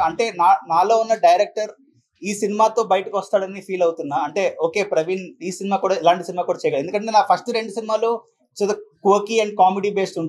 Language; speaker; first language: Telugu; native; Telugu